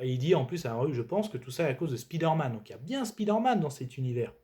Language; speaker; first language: French; native; French